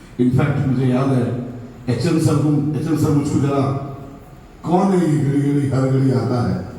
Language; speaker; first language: Hindi; non-native, local second language; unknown